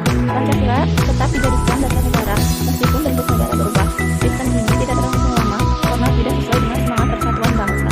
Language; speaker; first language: Indonesian; native; Indonesian